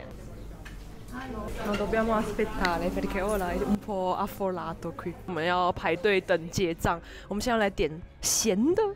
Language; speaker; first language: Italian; non-native, learner; Chinese